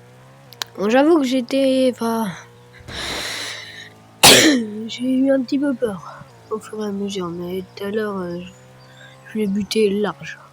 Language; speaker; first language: French; native; French